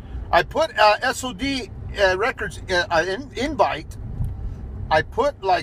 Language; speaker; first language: English; early bilingual, other home language; Spanish